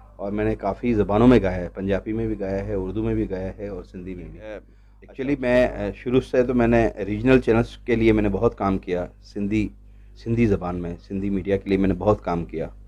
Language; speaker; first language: Urdu; non-native, local second language; Sindhi